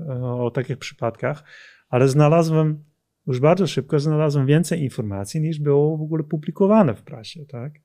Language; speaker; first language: Polish; non-native, fluent; Dutch